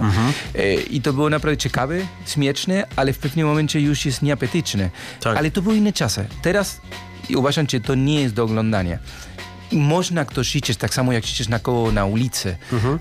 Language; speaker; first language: Polish; non-native, learner; Spanish